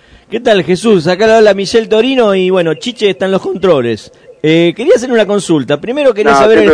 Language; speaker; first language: Spanish; native; Spanish